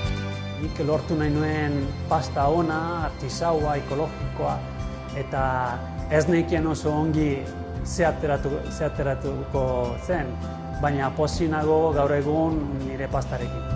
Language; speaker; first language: Basque; non-native, learner; Italian